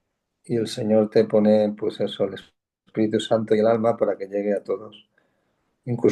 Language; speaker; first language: Spanish; native; Spanish